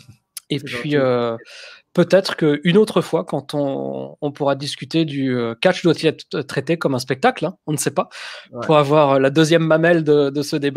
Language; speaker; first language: French; native; French